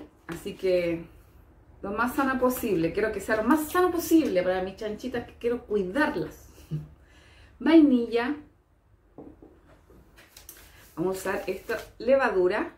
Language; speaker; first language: Spanish; native; Spanish